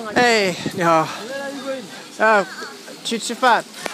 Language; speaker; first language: Chinese; non-native, learner; English